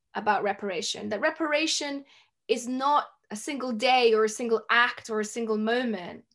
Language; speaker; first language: English; native; English